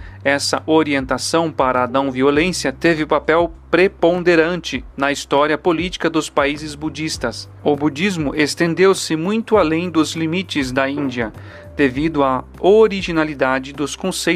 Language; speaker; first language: Portuguese; native; Portuguese